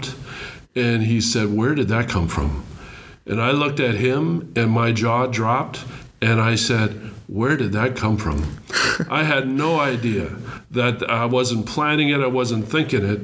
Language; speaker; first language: English; native; English